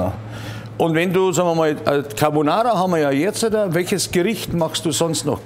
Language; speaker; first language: German; native; German